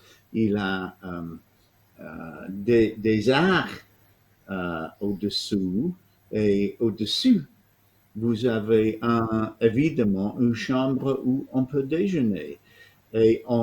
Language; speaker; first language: French; non-native, fluent; English